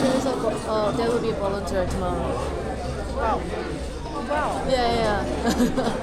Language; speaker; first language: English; non-native, learner; Korean